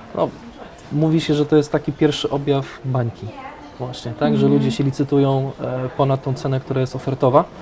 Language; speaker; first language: Polish; native; Polish